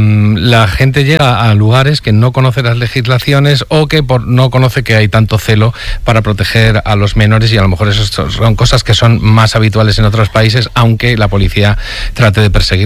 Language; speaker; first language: Spanish; native; Spanish